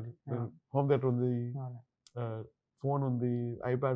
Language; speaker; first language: Telugu; non-native, learner; Tamil